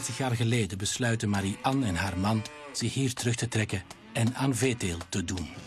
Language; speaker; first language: Dutch; native; Dutch